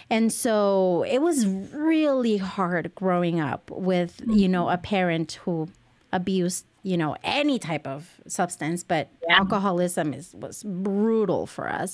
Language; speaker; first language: English; early bilingual, other home language; Spanish